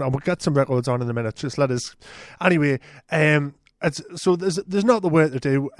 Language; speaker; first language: English; native; English